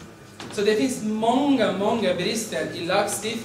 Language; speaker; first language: Swedish; non-native, fluent; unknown